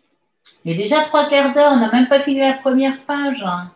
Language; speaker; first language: French; native; French